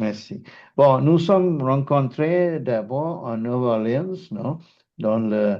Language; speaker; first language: French; non-native, fluent; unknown